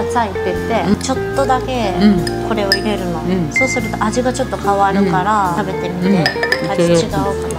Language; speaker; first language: Japanese; early bilingual, heritage; Chinese